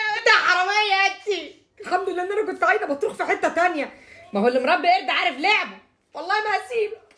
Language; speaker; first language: Arabic; native; Arabic